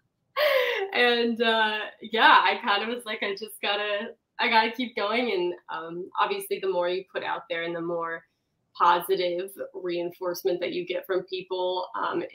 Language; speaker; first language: English; native; English